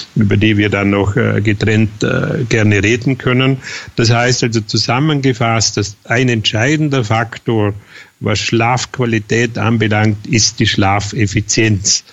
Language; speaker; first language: German; native; German